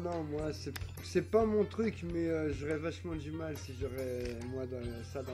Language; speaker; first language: French; native; French